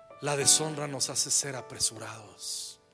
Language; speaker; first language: Spanish; native; Spanish